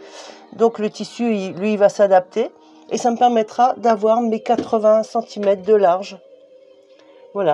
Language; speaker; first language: French; native; French